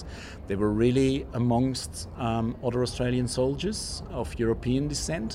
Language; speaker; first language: English; non-native, fluent; Dutch